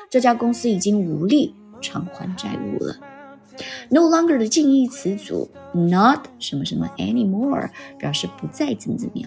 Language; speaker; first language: Chinese; native; Chinese